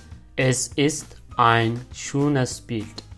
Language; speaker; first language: German; non-native, fluent; Amharic